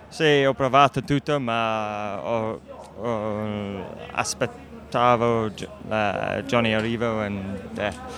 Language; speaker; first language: Italian; non-native, learner; English